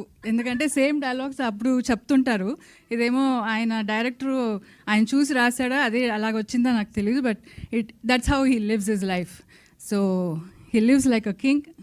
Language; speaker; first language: Telugu; non-native, local second language; Kannada